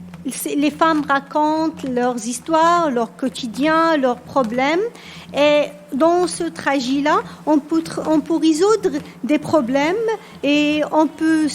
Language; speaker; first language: French; non-native, local second language; Berber languages